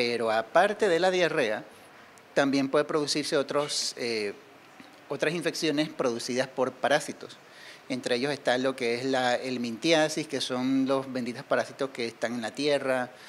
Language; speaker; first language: Spanish; native; Spanish